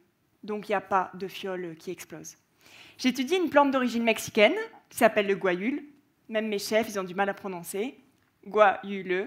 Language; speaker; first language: French; native; French